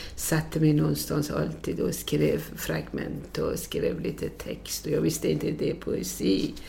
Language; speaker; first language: Swedish; non-native, fluent; Persian